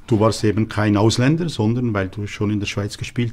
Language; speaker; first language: German; native; German